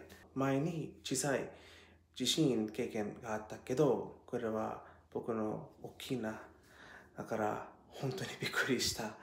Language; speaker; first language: Japanese; non-native, learner; English